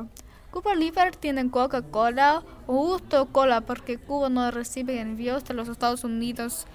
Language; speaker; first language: Spanish; non-native, learner; English